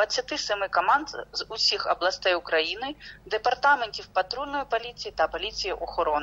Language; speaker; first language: Ukrainian; native; Ukrainian